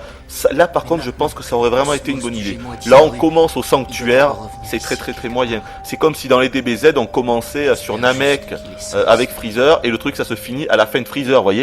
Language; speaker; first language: French; native; French